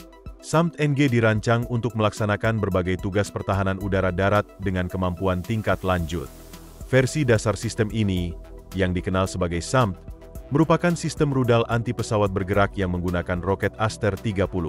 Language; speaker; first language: Indonesian; native; Indonesian